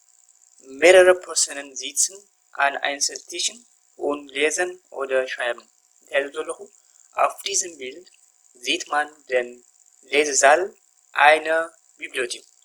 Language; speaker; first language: German; non-native, fluent; Tigrinya